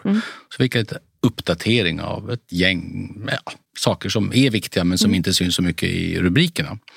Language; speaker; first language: Swedish; native; Swedish